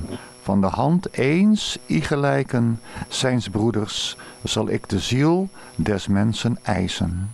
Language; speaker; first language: Dutch; native; Dutch